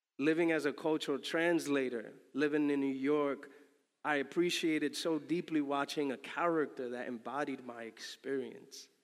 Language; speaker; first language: English; early bilingual, other home language; Spanish